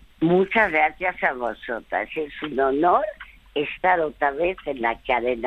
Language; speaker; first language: Spanish; early bilingual, other home language; French